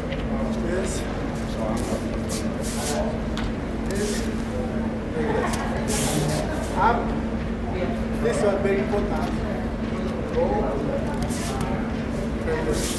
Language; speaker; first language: English; non-native, learner; Spanish